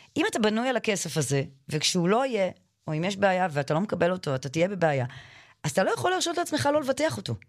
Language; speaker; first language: Hebrew; native; Hebrew